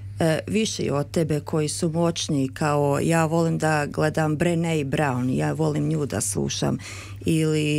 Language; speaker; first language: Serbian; early bilingual, heritage; Serbian